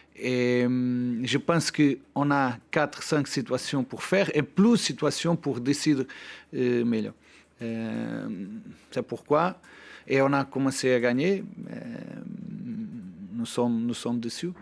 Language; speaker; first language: French; non-native, learner; Portuguese